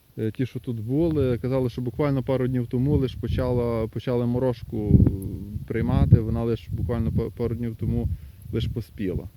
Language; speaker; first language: Ukrainian; native; Ukrainian